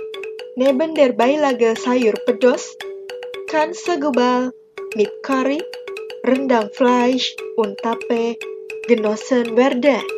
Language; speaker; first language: German; non-native, fluent; Indonesian